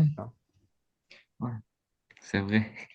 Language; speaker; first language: French; non-native, learner; Azerbaijani